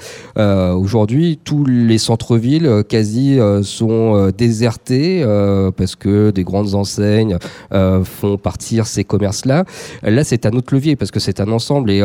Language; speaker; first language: French; native; French